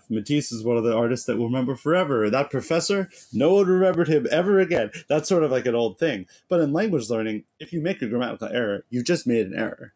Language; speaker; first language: English; native; English